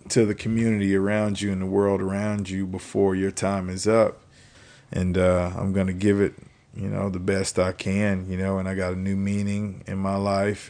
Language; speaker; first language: English; native; English